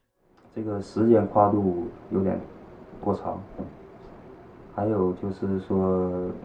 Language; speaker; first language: Chinese; native; Chinese